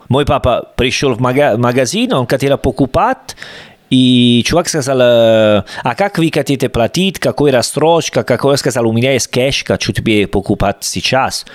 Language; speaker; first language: Russian; non-native, learner; Italian